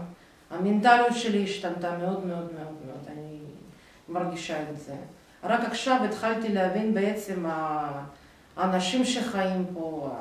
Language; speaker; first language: Hebrew; non-native, fluent; Russian